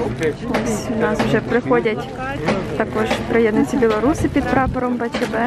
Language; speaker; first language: Ukrainian; native; Ukrainian